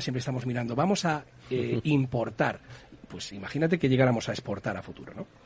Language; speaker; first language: Spanish; native; Spanish